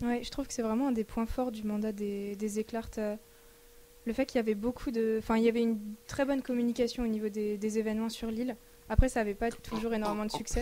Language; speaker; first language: French; native; French